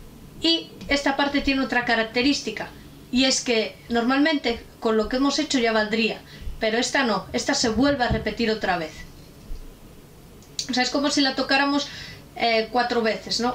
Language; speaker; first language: Spanish; native; Spanish